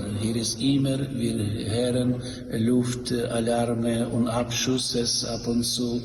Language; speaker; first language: German; non-native, learner; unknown